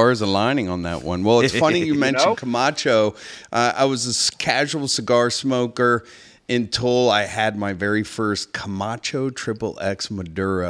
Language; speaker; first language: English; native; English